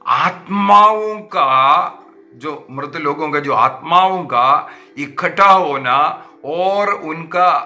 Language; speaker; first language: Hindi; non-native, local second language; Malayalam